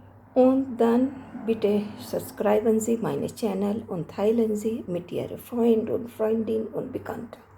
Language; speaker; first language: German; non-native, learner; Hindi